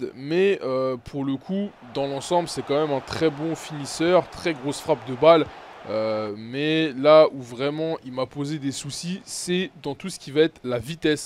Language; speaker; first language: French; native; French